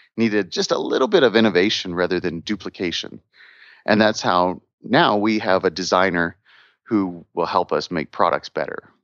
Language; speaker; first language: English; native; English